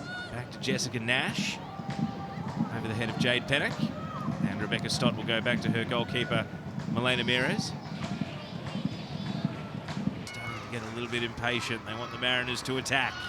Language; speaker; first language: English; native; English